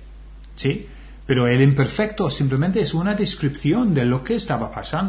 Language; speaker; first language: Spanish; non-native, fluent; English